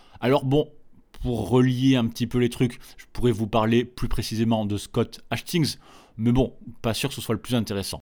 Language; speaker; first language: French; native; French